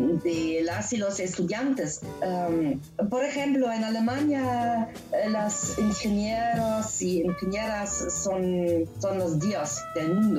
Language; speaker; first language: Spanish; non-native, learner; German